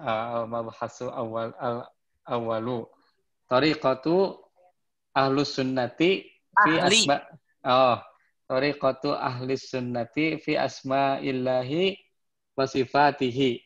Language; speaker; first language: Arabic; non-native, learner; Indonesian